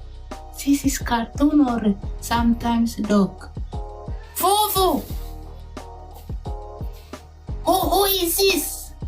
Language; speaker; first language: English; non-native, learner; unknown